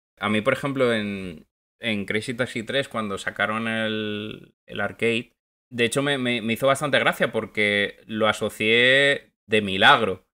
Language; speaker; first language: Spanish; native; Spanish